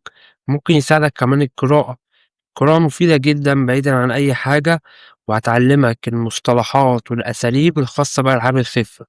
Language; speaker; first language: Arabic; native; Arabic